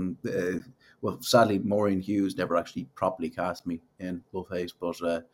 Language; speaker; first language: English; native; English